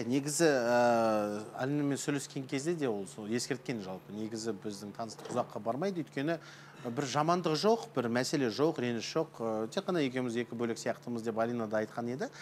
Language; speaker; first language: Kazakh; native; Kazakh